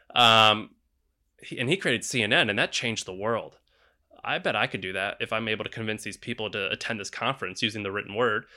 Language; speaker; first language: English; native; English